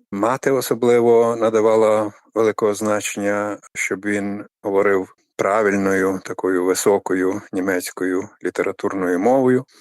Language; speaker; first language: Ukrainian; native; Ukrainian